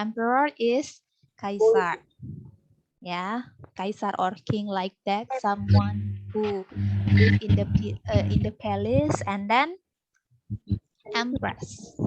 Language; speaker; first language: English; non-native, fluent; Indonesian